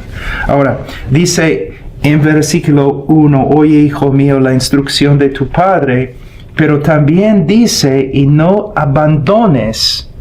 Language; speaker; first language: Spanish; non-native, fluent; English